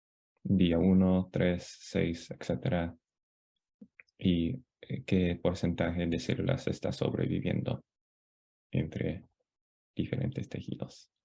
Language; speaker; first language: Spanish; non-native, fluent; English